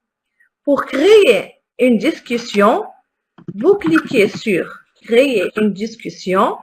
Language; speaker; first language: French; non-native, local second language; Arabic